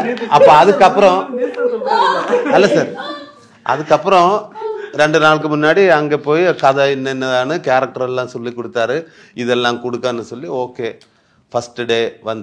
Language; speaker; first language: Tamil; non-native, learner; Malayalam